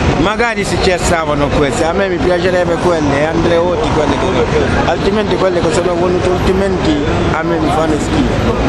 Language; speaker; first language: Italian; non-native, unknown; Wolof